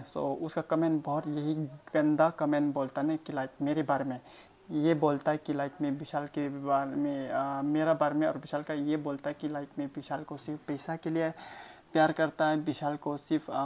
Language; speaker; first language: Hindi; non-native, local second language; Khasi